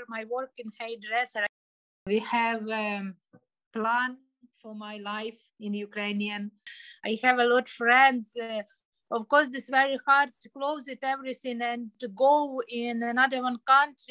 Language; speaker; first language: English; non-native, learner; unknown